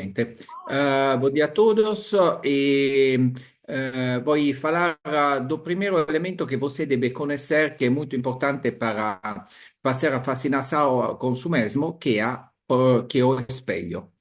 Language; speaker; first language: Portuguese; non-native, learner; Italian